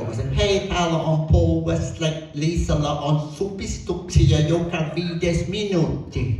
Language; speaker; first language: Finnish; non-native, fluent; English